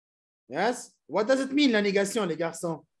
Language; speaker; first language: English; non-native, fluent; Arabic